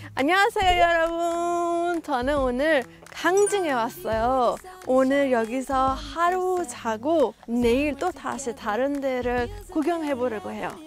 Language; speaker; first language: Korean; non-native, fluent; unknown